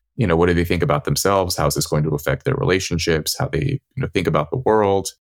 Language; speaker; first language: English; native; English